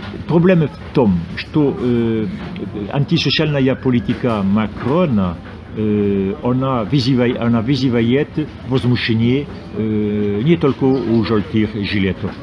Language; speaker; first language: Russian; non-native, fluent; French